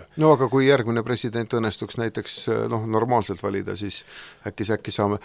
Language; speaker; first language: Estonian; native; Estonian